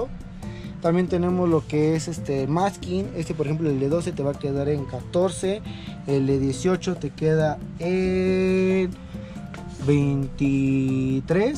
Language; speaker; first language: Spanish; native; Spanish